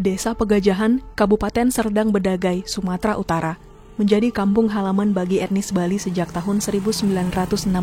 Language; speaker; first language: Indonesian; native; Indonesian